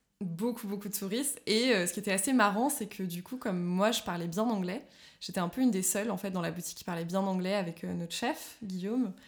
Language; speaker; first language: French; native; French